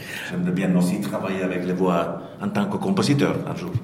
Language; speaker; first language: French; non-native, fluent; Finnish